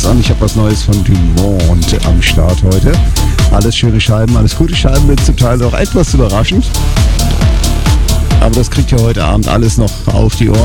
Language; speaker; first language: German; native; German